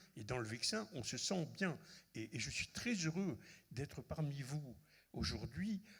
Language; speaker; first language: French; non-native, local second language; Arabic